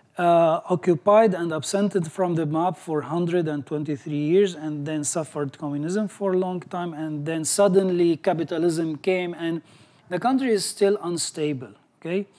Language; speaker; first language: English; non-native, fluent; Arabic